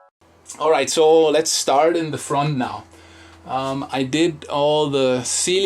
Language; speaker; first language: English; non-native, fluent; German